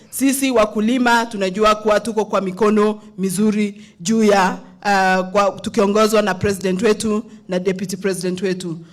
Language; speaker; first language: Swahili; non-native, local second language; Kalenjin